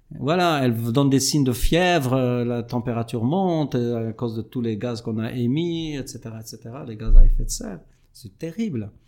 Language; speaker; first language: French; non-native, local second language; Arabic